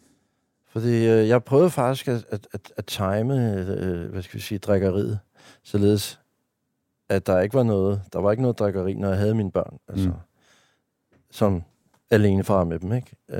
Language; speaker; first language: Danish; native; Danish